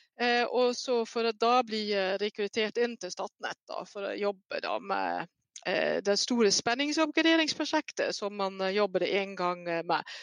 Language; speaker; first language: Norwegian; non-native, fluent; Dutch